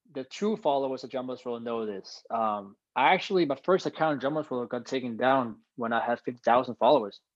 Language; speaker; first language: English; non-native, fluent; Danish